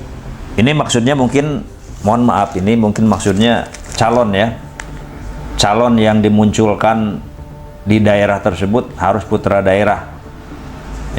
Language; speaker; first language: Indonesian; native; Indonesian